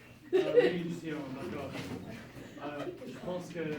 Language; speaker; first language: French; non-native, local second language; English